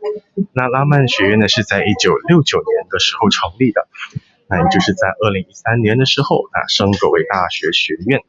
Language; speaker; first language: Chinese; native; Chinese